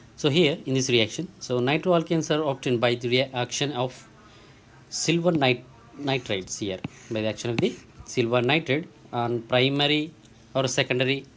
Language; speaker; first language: English; non-native, local second language; Telugu